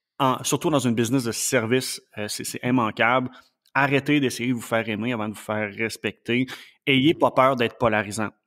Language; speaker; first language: French; native; French